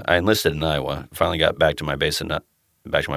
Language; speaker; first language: English; native; English